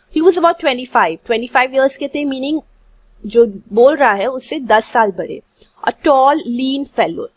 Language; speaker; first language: English; non-native, local second language; Hindi